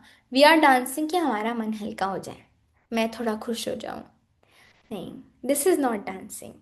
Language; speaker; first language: Hindi; native; Hindi